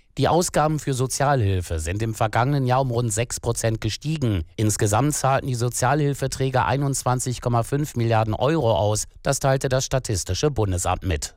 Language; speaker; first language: German; native; German